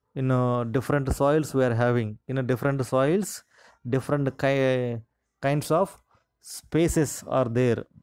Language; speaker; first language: English; non-native, local second language; Telugu